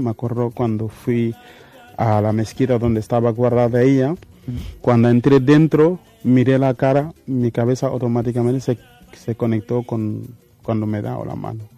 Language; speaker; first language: Spanish; non-native, fluent; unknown